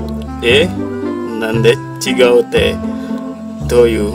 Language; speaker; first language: Japanese; non-native, learner; Indonesian